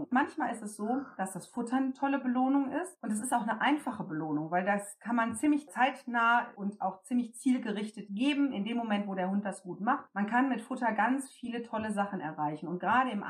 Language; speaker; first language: German; native; German